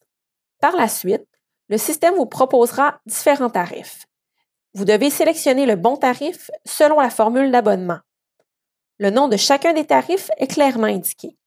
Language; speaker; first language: French; native; French